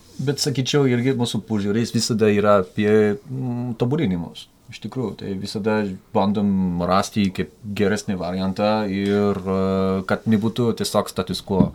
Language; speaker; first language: Lithuanian; non-native, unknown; French